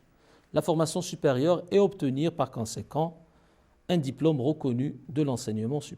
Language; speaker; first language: French; non-native, local second language; Arabic